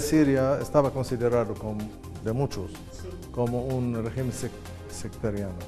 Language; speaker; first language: Spanish; non-native, fluent; Arabic